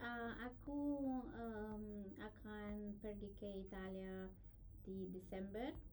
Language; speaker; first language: Indonesian; non-native, learner; English